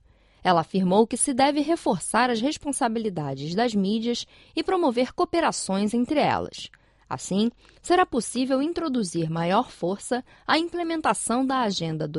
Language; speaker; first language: Portuguese; non-native, fluent; Chinese